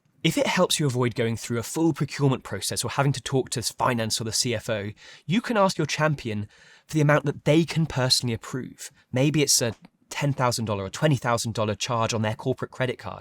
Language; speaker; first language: English; native; English